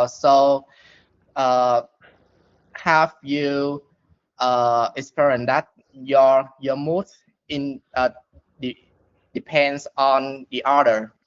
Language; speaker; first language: English; non-native, learner; Vietnamese